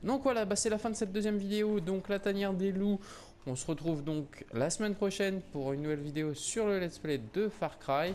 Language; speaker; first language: French; native; French